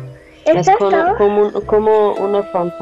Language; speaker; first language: Spanish; non-native, learner; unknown